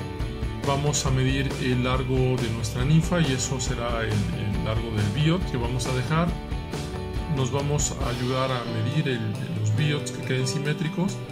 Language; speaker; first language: Spanish; native; Spanish